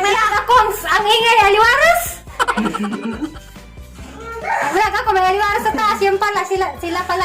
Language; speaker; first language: Filipino; non-native, local second language; Cebuano